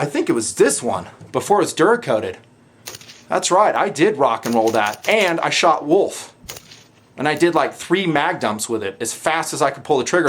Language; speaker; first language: English; native; English